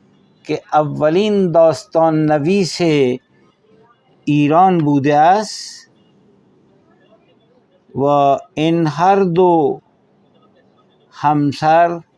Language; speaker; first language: Persian; non-native, fluent; Urdu